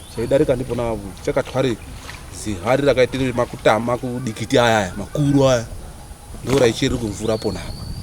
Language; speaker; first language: Shona; native; Shona